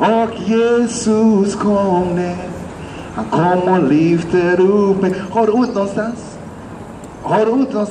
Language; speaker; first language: Swedish; non-native, fluent; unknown